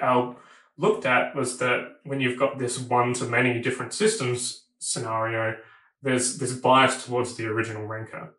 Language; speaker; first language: English; native; English